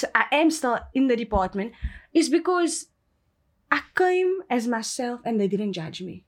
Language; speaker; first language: English; native; English